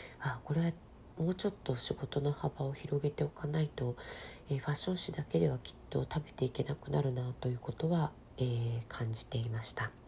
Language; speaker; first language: Japanese; native; Japanese